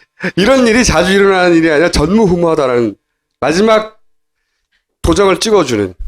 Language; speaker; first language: Korean; native; Korean